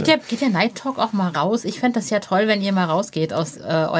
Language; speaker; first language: German; native; German